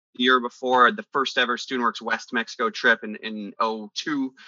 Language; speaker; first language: English; early bilingual, other home language; Italian